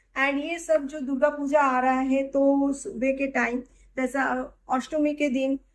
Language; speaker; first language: Hindi; non-native, local second language; Bangla